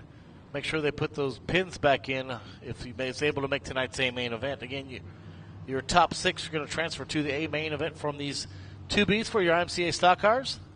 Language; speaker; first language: English; native; English